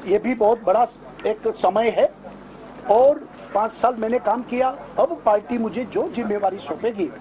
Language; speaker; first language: Hindi; non-native, local second language; Gujarati